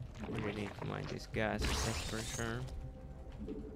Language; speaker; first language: English; non-native, fluent; Finnish